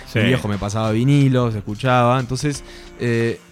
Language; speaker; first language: Spanish; native; Spanish